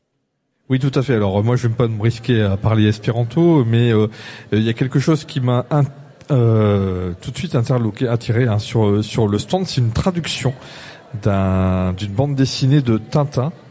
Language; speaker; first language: French; native; French